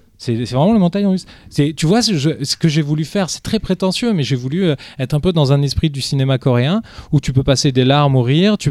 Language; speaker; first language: French; early bilingual, other home language; Portuguese